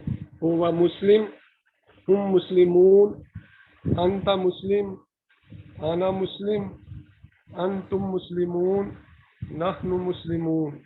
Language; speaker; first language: Arabic; non-native, learner; Urdu